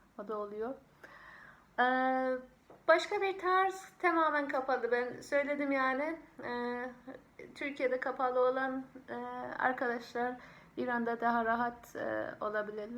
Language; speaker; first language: Turkish; non-native, fluent; Persian